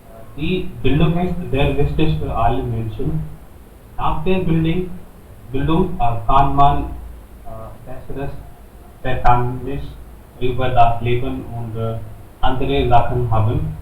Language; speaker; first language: German; non-native, learner; Hindi